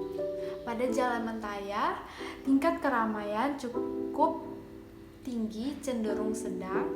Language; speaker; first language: Indonesian; native; Indonesian